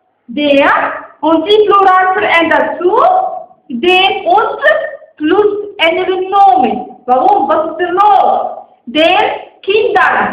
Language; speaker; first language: German; non-native, fluent; Arabic